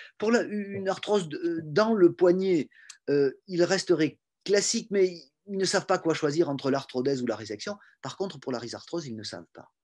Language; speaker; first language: French; native; French